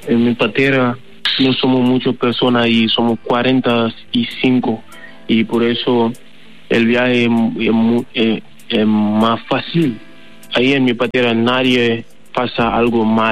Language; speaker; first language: Spanish; non-native, learner; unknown